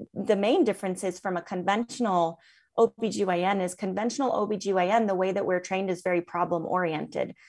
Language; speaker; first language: English; native; English